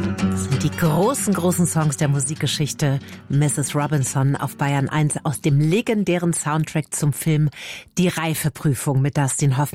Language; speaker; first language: German; native; German